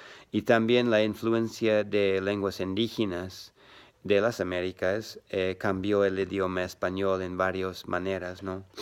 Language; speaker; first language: Spanish; non-native, learner; English